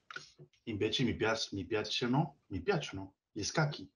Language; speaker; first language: Italian; non-native, learner; Spanish